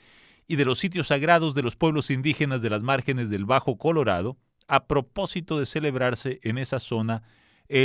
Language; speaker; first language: Spanish; native; Spanish